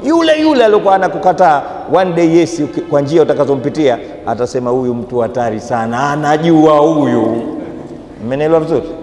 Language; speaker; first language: Swahili; native; Swahili